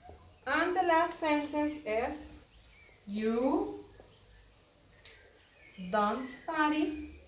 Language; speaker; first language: English; non-native, fluent; Spanish